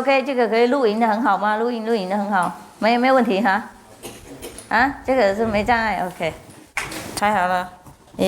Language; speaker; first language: Chinese; non-native, fluent; Vietnamese